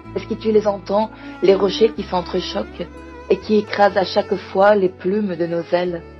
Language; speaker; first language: French; non-native, fluent; Greek